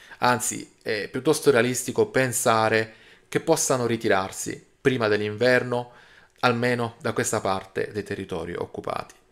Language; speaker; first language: Italian; native; Italian